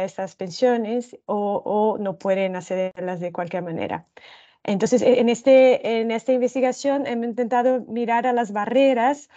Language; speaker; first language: Spanish; non-native, fluent; Portuguese